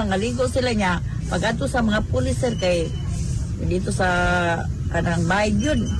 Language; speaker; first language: Cebuano; native; Cebuano